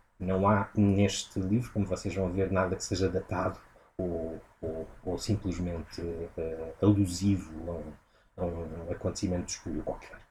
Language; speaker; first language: Portuguese; native; Portuguese